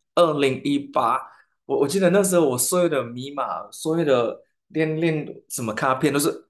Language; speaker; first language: Chinese; non-native, fluent; English